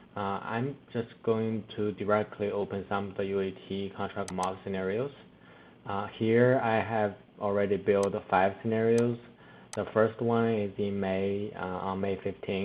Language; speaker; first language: English; non-native, fluent; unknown